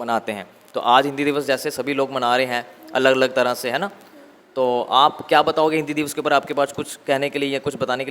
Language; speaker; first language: Hindi; native; Hindi